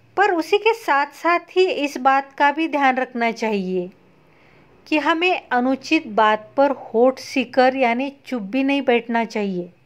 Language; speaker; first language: Hindi; non-native, local second language; Marathi